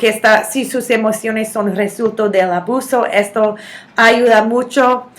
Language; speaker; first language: Spanish; non-native, fluent; English